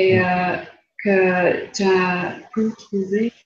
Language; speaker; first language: French; non-native, learner; English